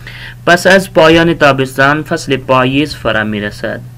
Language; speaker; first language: Persian; non-native, fluent; Urdu